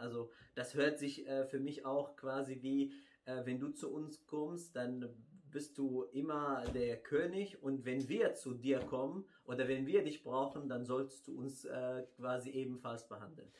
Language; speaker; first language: German; non-native, fluent; Arabic